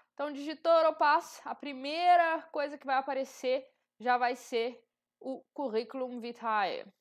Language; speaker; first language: Portuguese; native; Portuguese